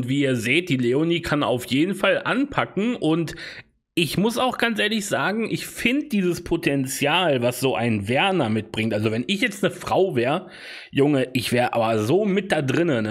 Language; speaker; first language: German; native; German